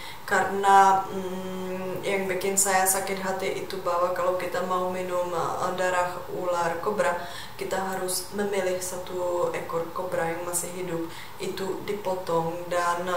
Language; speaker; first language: Indonesian; non-native, fluent; Czech